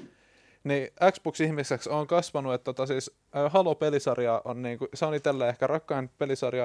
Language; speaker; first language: Finnish; native; Finnish